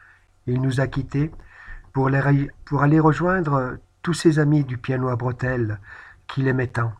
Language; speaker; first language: French; native; French